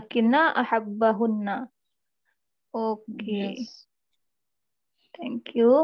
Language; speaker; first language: English; non-native, learner; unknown